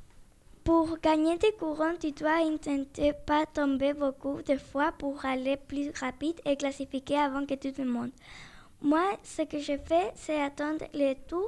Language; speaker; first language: French; non-native, learner; Spanish